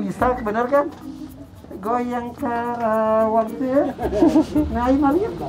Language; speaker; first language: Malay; non-native, local second language; Sundanese